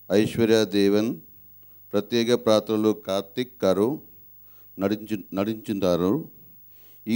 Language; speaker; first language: Telugu; native; Telugu